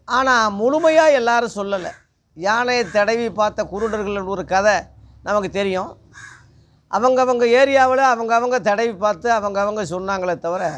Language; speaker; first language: Tamil; non-native, local second language; Telugu